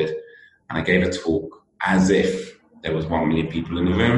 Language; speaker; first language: English; native; English